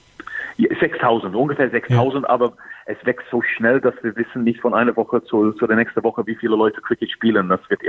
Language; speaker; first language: German; non-native, fluent; English